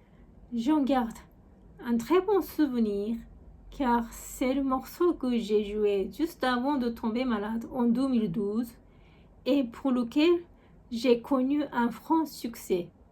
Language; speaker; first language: French; non-native, fluent; Japanese